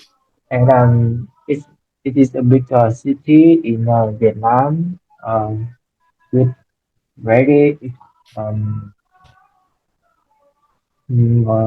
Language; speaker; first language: English; non-native, learner; Vietnamese